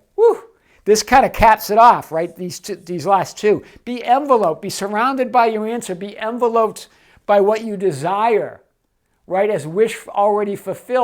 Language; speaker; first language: English; native; English